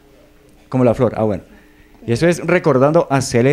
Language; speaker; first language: Spanish; native; Spanish